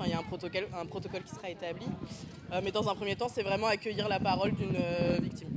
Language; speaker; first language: French; native; French